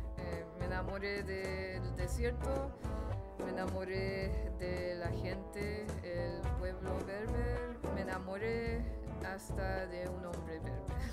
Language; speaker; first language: Spanish; early bilingual, heritage; English